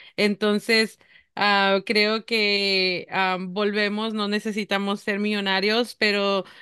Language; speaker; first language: Spanish; native; Spanish